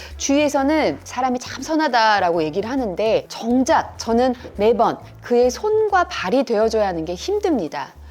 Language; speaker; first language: Korean; native; Korean